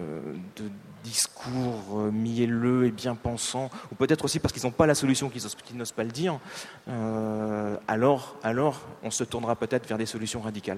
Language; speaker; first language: French; native; French